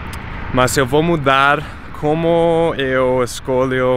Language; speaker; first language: Portuguese; non-native, fluent; English